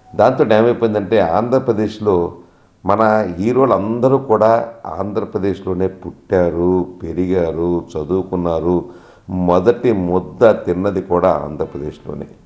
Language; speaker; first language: Telugu; native; Telugu